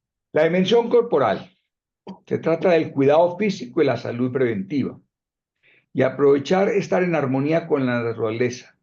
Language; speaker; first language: Spanish; native; Spanish